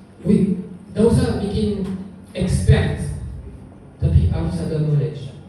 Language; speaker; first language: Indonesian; non-native, learner; French